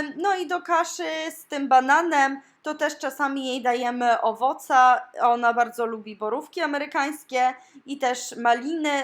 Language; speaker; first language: Polish; native; Polish